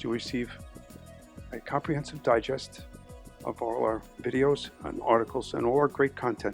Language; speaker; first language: English; native; English